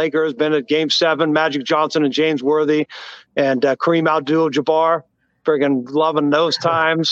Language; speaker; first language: English; native; English